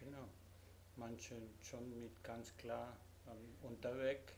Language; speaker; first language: German; non-native, learner; Spanish